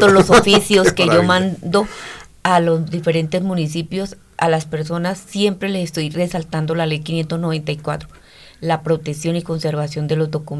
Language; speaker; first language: Spanish; native; Spanish